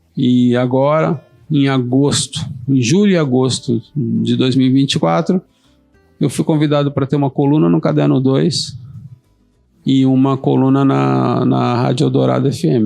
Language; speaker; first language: Portuguese; native; Portuguese